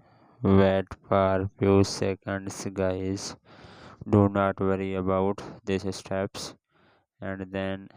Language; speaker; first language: English; non-native, local second language; Urdu